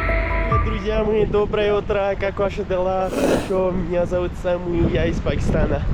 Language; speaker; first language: Russian; non-native, learner; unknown